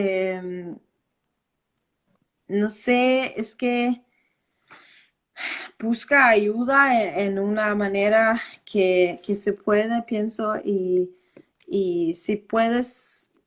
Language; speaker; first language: Spanish; non-native, fluent; Danish